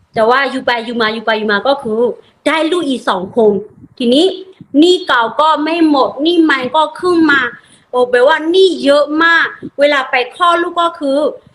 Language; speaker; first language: Thai; non-native, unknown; Burmese